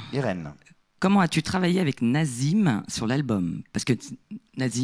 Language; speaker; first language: French; native; French